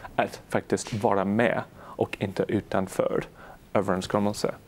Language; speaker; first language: Swedish; non-native, fluent; English